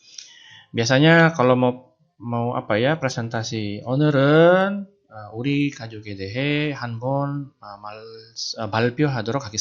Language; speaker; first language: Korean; non-native, fluent; Indonesian